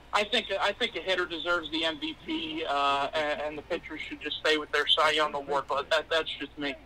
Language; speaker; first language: English; native; English